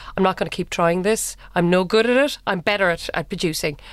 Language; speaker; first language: English; native; English